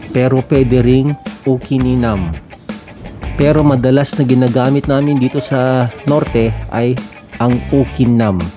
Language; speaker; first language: Filipino; non-native, local second language; Iloko